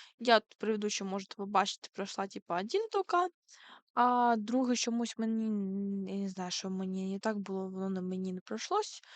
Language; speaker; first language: Ukrainian; non-native, local second language; Russian